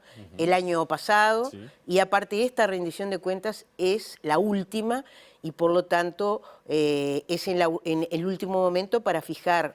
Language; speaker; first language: Spanish; native; Spanish